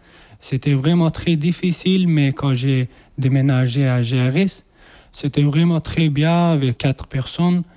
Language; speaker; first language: French; non-native, learner; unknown